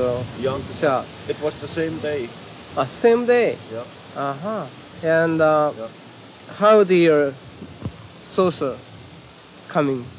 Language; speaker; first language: English; non-native, learner; Japanese